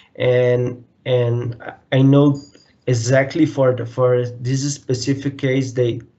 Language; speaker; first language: English; non-native, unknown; Portuguese